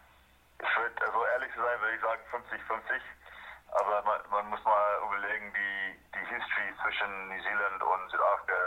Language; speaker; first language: German; non-native, fluent; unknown